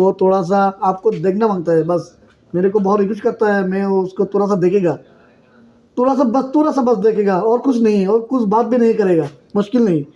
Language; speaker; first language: Hindi; non-native, fluent; Bangla